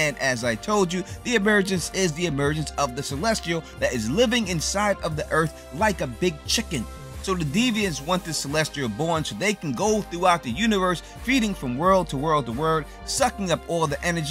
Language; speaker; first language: English; native; English